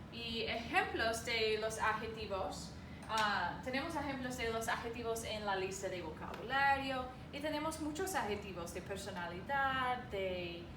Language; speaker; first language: Spanish; non-native, fluent; English